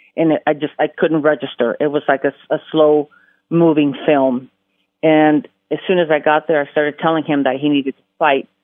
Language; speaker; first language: English; early bilingual, other home language; Spanish